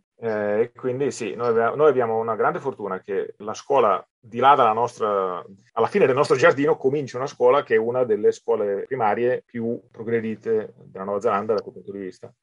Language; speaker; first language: Italian; native; Italian